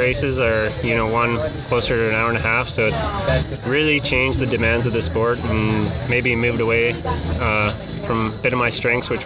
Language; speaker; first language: English; native; English